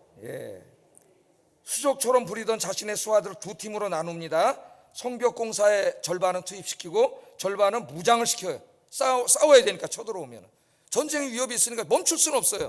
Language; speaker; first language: Korean; native; Korean